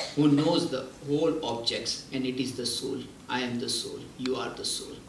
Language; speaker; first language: English; non-native, local second language; Hindi